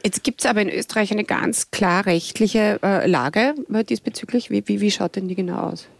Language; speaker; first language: German; native; German